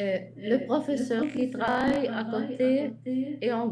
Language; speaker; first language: French; non-native, fluent; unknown